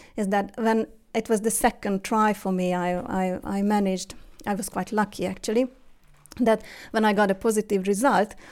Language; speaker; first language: English; non-native, fluent; Hungarian